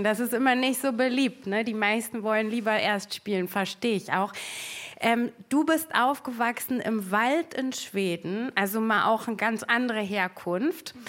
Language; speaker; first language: German; native; German